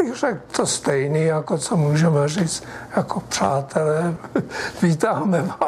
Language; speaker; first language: Czech; early bilingual, heritage; Czech